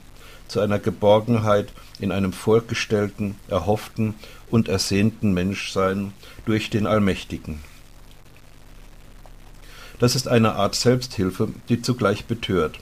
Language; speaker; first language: German; native; German